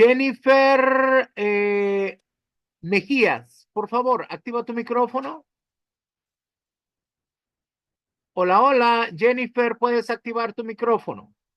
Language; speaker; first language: Spanish; native; Spanish